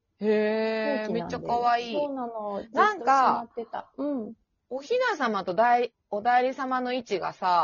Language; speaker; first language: Japanese; native; Japanese